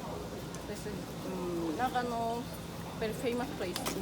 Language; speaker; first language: English; non-native, learner; Japanese